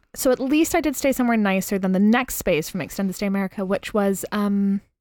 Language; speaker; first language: English; native; English